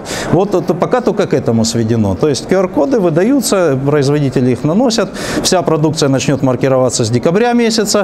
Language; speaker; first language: Russian; native; Russian